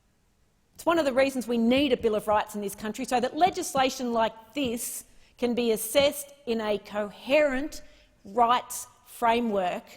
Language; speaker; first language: English; native; English